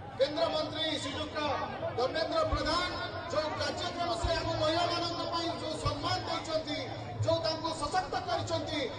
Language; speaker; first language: Odia; non-native, local second language; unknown